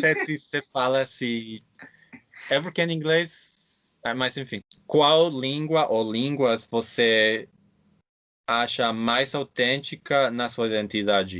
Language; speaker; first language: Portuguese; non-native, fluent; English